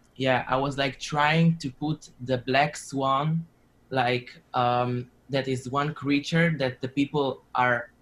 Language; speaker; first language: English; non-native, learner; Slovenian